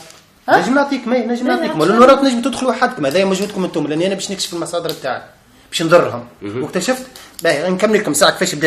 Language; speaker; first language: Arabic; native; Arabic